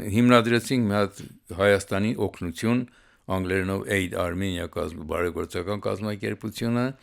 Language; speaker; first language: Armenian; early bilingual, heritage; Armenian